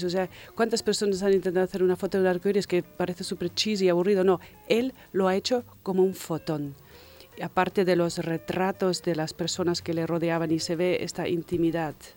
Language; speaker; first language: Spanish; non-native, fluent; German